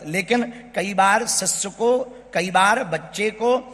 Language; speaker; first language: Hindi; native; Hindi